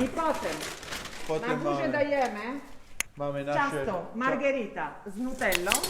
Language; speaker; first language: Polish; non-native, fluent; Italian